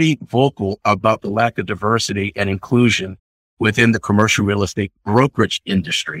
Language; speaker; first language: English; native; English